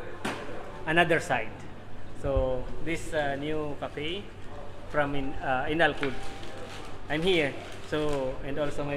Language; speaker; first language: English; non-native, local second language; Filipino